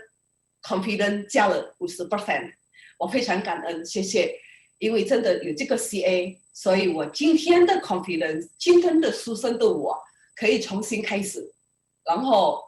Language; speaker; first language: Chinese; early bilingual, heritage; Indonesian